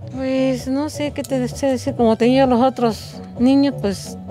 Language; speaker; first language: Spanish; native; Spanish